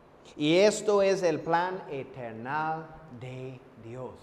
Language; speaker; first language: Spanish; non-native, fluent; English